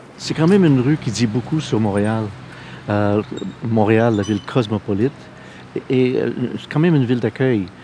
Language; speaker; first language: French; non-native, local second language; English